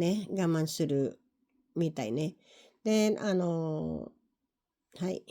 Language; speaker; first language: Japanese; non-native, learner; Filipino